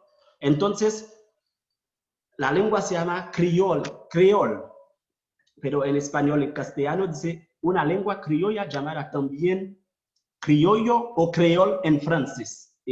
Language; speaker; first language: Spanish; non-native, fluent; Haitian Creole